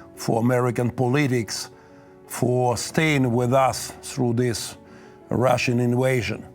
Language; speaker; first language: English; non-native, learner; Ukrainian